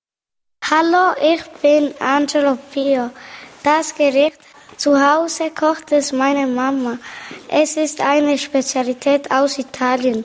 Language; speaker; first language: German; early bilingual, other home language; Italian